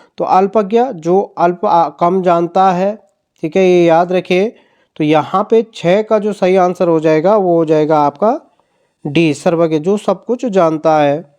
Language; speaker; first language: Hindi; native; Hindi